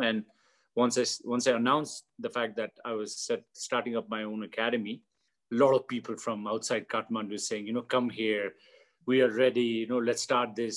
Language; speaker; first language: English; non-native, local second language; Nepali